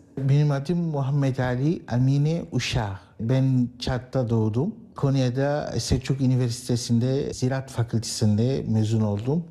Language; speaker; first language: Turkish; non-native, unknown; Arabic